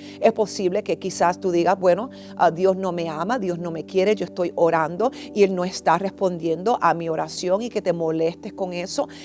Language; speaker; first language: Spanish; early bilingual, heritage; English